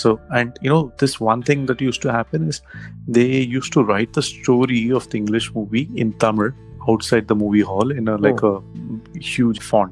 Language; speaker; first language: English; non-native, local second language; Tamil